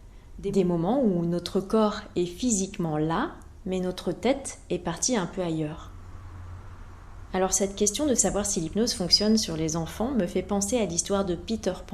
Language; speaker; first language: French; native; French